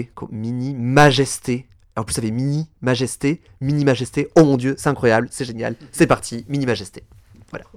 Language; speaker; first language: French; native; French